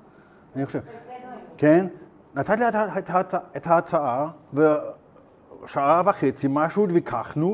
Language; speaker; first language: Hebrew; non-native, learner; German